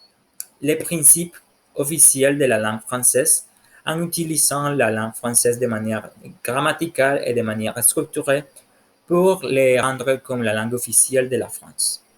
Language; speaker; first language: French; non-native, learner; Spanish